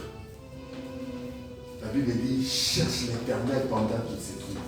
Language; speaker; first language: French; non-native, local second language; Lingala